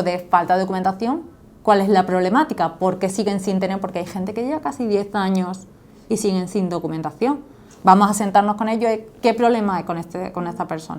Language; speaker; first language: Spanish; native; Spanish